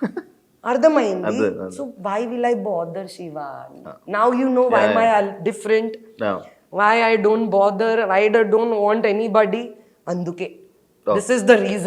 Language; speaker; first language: Telugu; non-native, local second language; Hindi